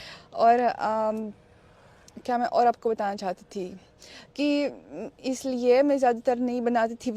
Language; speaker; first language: Hindi; non-native, learner; Russian